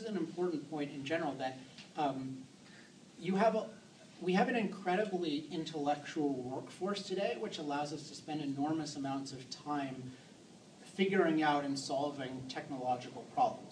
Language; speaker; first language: English; native; English